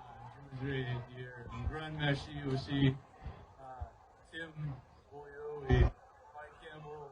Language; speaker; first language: French; non-native, learner; English